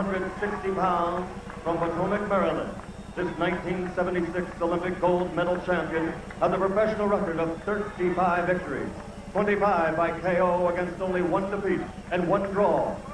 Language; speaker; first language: English; native; English